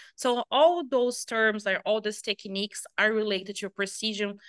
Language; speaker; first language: English; non-native, fluent; Portuguese